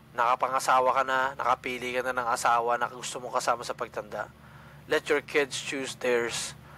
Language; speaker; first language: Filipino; non-native, local second language; Cebuano